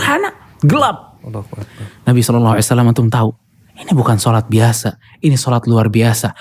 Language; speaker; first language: Indonesian; native; Indonesian